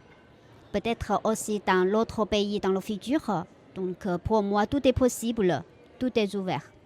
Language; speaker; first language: French; non-native, fluent; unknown